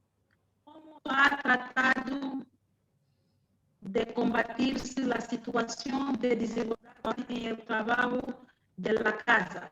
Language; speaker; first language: Spanish; non-native, fluent; Portuguese